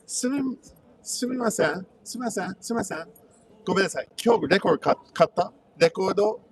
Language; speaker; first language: Japanese; non-native, learner; English